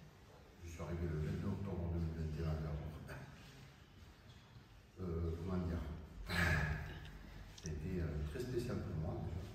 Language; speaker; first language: French; native; French